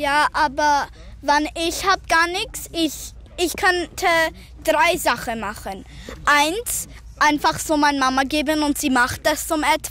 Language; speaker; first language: German; non-native, learner; English